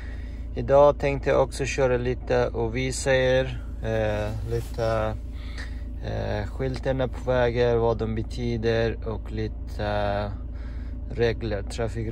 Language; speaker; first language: Swedish; non-native, fluent; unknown